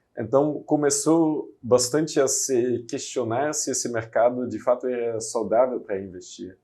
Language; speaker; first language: Portuguese; non-native, fluent; Dutch